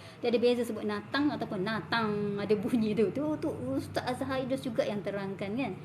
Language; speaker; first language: Malay; native; Malay